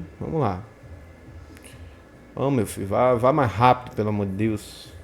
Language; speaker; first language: Portuguese; native; Portuguese